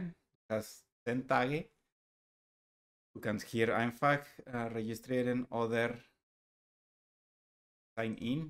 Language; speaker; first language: German; non-native, learner; Spanish